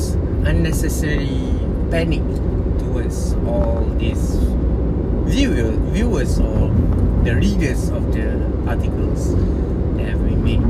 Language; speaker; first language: English; non-native, local second language; Malay